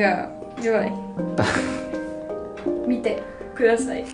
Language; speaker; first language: Japanese; non-native, learner; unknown